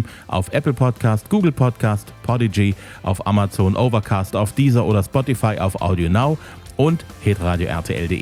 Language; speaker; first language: German; native; German